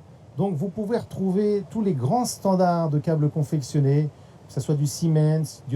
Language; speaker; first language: French; native; French